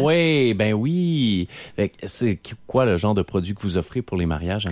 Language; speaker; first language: French; native; French